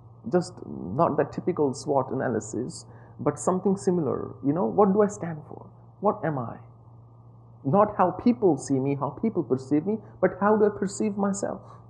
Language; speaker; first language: English; non-native, local second language; Punjabi